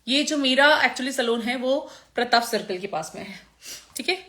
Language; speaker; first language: Hindi; non-native, local second language; Gujarati